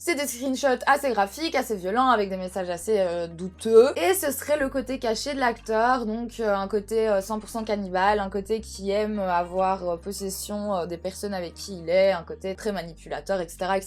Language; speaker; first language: French; native; French